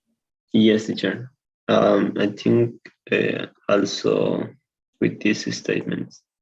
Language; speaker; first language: English; non-native, learner; Spanish